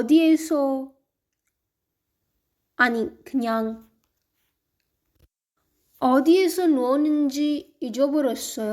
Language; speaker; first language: Korean; non-native, learner; Hindi